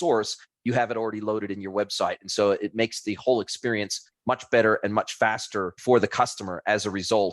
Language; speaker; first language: English; native; English